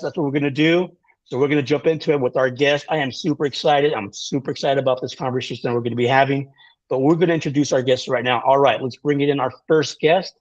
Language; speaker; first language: English; native; English